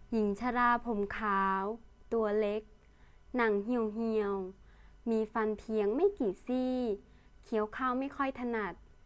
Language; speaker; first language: Thai; early bilingual, other home language; Lao